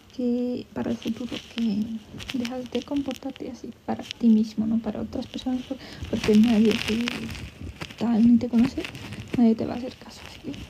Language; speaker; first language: Spanish; non-native, fluent; Romanian